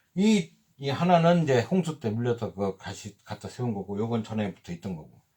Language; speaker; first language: Korean; native; Korean